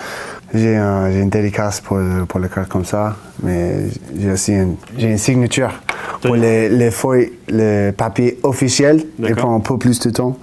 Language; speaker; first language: French; non-native, fluent; English